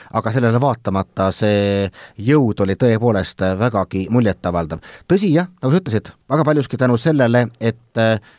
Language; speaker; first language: Estonian; native; Estonian